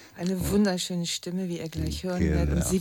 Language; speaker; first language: German; native; German